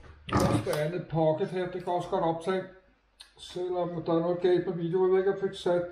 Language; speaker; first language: Danish; native; Danish